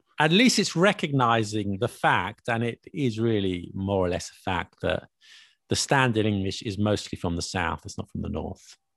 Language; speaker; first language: English; native; English